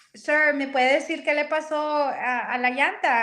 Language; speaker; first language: Spanish; early bilingual, heritage; Spanish